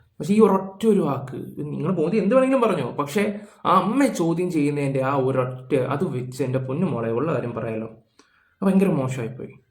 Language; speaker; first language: Malayalam; native; Malayalam